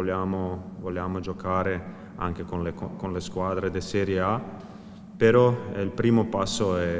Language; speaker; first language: Italian; non-native, fluent; Croatian